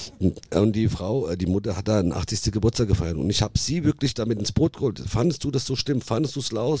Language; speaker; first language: German; early bilingual, other home language; Italian